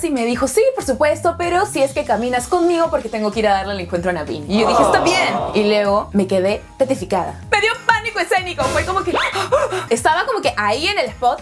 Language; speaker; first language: Spanish; native; Spanish